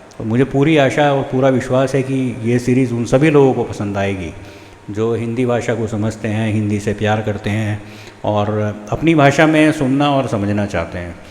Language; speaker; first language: Hindi; native; Hindi